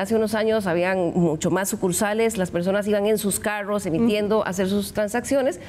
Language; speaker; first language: Spanish; native; Spanish